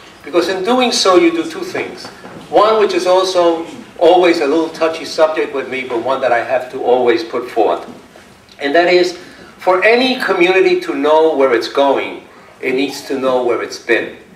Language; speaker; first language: English; early bilingual, other home language; Spanish